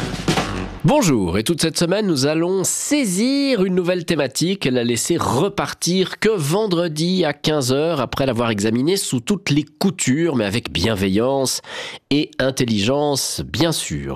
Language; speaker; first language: French; native; French